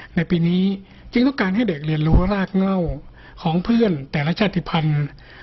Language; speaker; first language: Thai; native; Thai